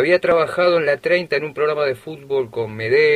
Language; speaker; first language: Spanish; native; Spanish